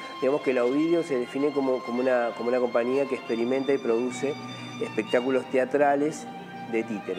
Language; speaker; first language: Spanish; native; Spanish